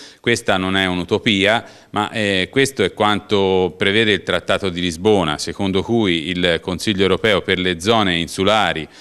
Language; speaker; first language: Italian; native; Italian